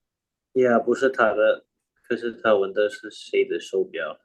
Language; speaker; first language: Chinese; non-native, learner; Indonesian